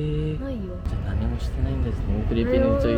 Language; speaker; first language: Japanese; non-native, learner; Filipino